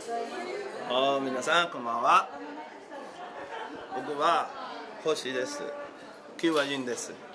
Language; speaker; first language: Japanese; non-native, learner; Spanish